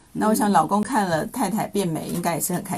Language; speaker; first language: Chinese; native; Chinese